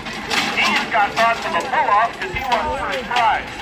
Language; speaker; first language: English; native; English